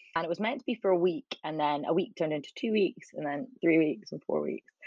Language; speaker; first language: English; native; English